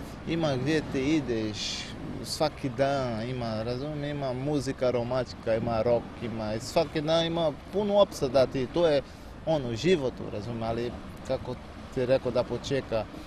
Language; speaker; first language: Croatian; non-native, learner; Portuguese